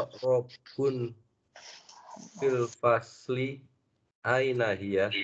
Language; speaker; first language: Arabic; non-native, learner; Indonesian